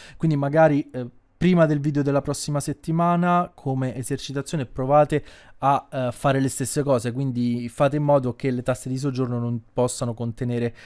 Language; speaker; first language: Italian; native; Italian